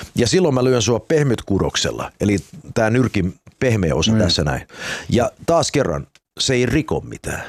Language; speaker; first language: Finnish; non-native, fluent; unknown